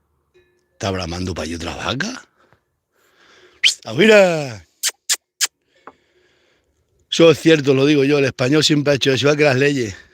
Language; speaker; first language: Spanish; native; Spanish